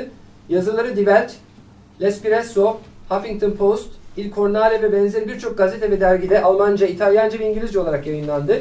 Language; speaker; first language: Turkish; native; Turkish